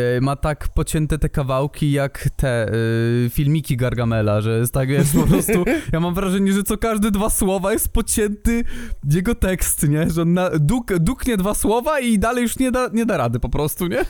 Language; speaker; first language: Polish; native; Polish